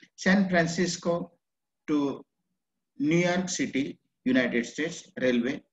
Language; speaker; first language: English; non-native, local second language; Marathi